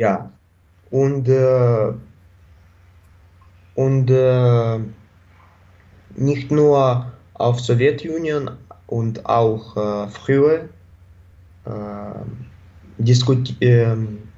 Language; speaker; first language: German; non-native, learner; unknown